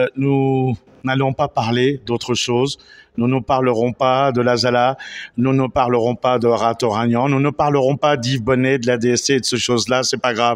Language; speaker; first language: French; native; French